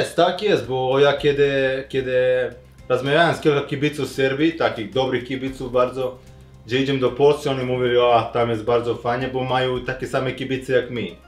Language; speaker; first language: Polish; non-native, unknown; Serbian